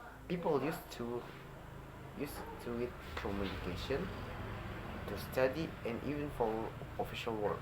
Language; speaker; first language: English; non-native, learner; Indonesian